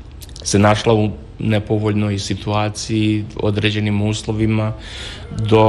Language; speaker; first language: Serbian; native; Serbian